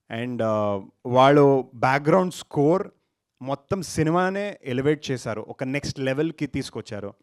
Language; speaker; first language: Telugu; non-native, learner; Kannada